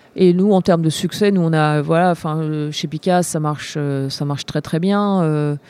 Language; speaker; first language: French; native; French